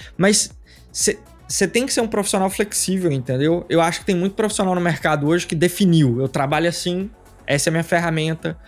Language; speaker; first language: Portuguese; native; Portuguese